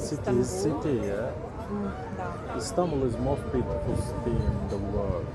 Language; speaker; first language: English; non-native, learner; Turkish